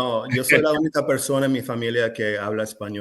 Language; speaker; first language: Spanish; non-native, fluent; English